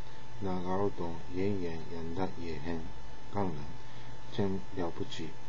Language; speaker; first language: Chinese; non-native, learner; Japanese